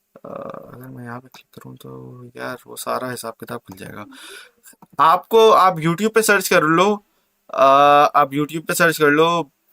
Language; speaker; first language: Urdu; native; Urdu